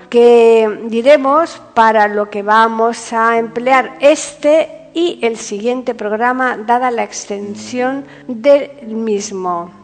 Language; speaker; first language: Spanish; native; Spanish